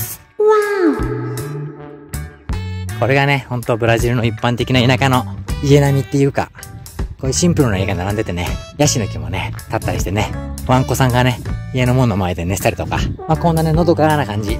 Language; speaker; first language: Japanese; native; Japanese